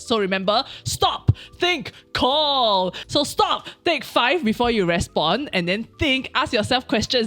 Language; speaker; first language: English; native; English